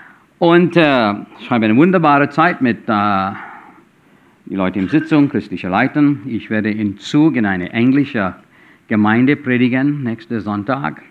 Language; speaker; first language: German; non-native, fluent; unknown